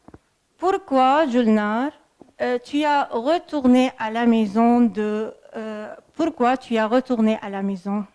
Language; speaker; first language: French; non-native, fluent; Arabic